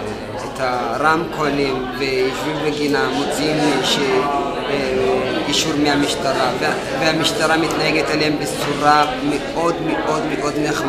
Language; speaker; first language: Hebrew; non-native, fluent; Tigrinya